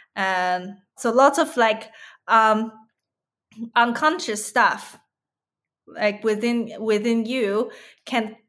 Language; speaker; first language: English; non-native, fluent; Chinese